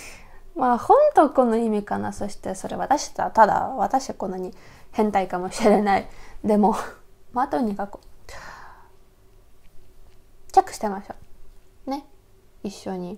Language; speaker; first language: Japanese; non-native, learner; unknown